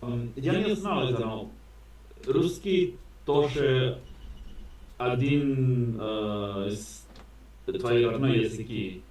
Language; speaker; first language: Russian; non-native, learner; Basque